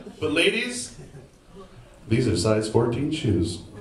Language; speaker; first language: English; native; English